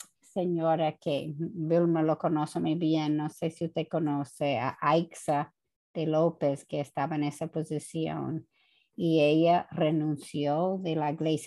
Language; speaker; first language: Spanish; non-native, fluent; English